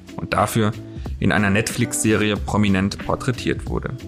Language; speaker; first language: German; native; German